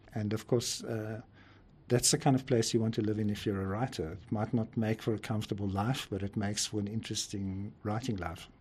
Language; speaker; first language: English; native; English